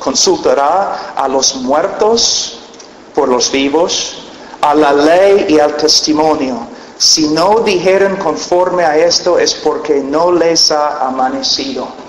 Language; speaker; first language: Spanish; non-native, fluent; English